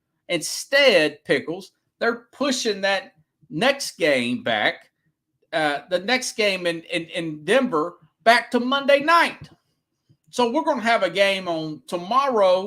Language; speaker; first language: English; native; English